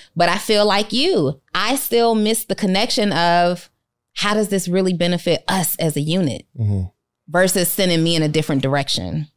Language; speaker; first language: English; native; English